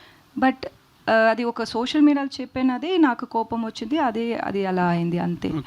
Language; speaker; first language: Telugu; non-native, learner; Tamil